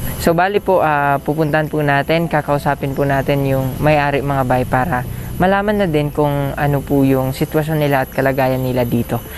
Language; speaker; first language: Filipino; non-native, local second language; Cebuano